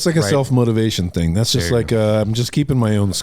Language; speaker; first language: English; native; English